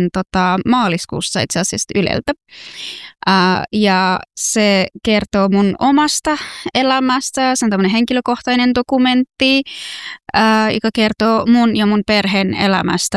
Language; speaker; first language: Finnish; non-native, fluent; Persian